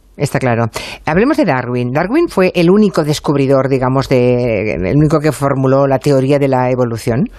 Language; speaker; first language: Spanish; native; Spanish